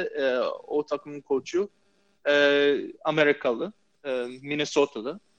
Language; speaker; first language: Turkish; non-native, fluent; English